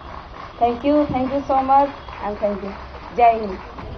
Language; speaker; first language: Hindi; non-native, local second language; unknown